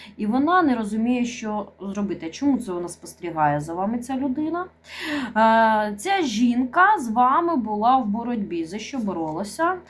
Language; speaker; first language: Ukrainian; non-native, local second language; Russian